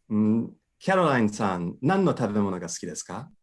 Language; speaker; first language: Japanese; non-native, fluent; English